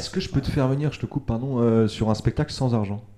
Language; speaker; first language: French; native; French